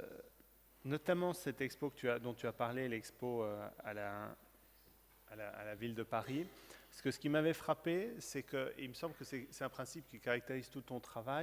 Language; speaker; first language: French; native; French